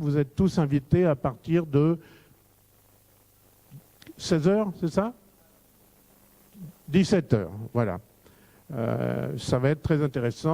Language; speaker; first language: French; native; French